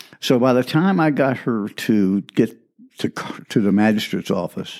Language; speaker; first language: English; early bilingual, other home language; French